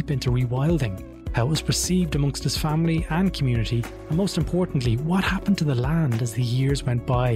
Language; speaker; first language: English; native; English